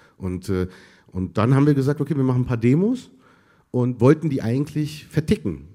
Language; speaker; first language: German; early bilingual, other home language; Arabic